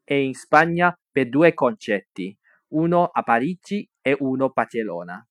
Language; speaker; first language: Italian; non-native, learner; Chinese